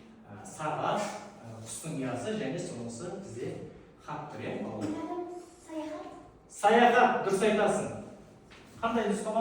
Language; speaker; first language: Kazakh; native; Kazakh